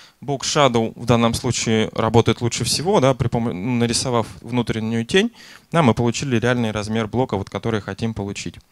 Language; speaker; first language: Russian; native; Russian